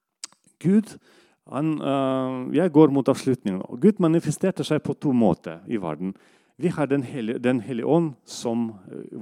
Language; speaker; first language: Norwegian; non-native, fluent; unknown